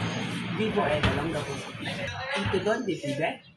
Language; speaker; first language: Spanish; non-native, learner; Filipino